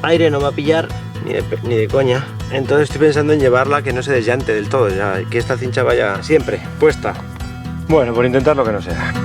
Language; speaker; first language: Spanish; native; Spanish